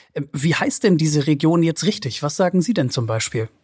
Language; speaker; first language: German; native; German